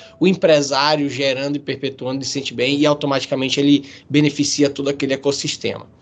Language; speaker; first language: Portuguese; native; Portuguese